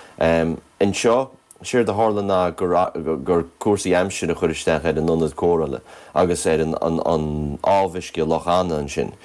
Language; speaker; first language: Irish; native; Irish